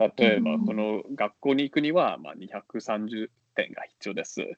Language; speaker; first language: Japanese; non-native, fluent; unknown